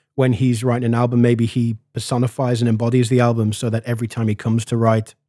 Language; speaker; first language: English; native; English